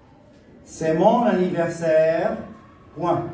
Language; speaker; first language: French; non-native, local second language; Arabic